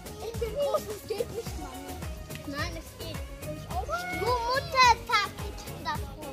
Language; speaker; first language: German; early bilingual, other home language; Turkish